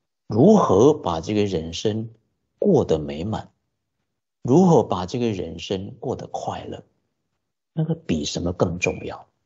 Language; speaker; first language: Chinese; native; Chinese